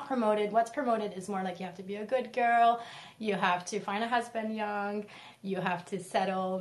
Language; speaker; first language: English; non-native, fluent; French